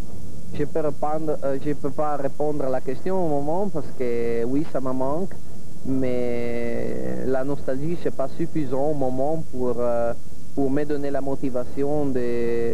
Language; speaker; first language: French; non-native, fluent; Italian